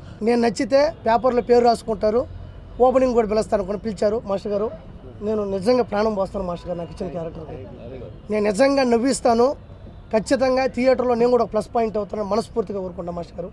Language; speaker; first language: Telugu; native; Telugu